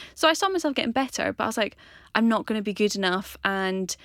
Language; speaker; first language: English; native; English